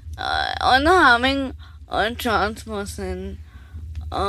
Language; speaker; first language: English; non-native, local second language; Bangla